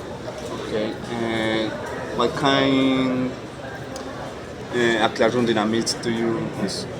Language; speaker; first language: English; non-native, learner; Spanish